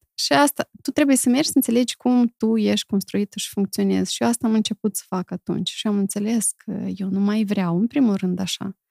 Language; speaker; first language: Romanian; native; Romanian